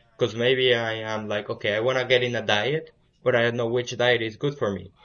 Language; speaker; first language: English; early bilingual, other home language; Spanish